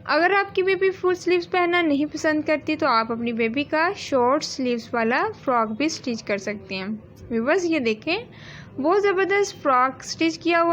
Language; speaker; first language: Hindi; native; Hindi